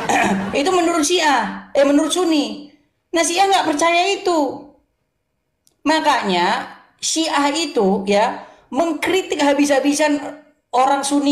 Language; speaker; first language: Indonesian; native; Indonesian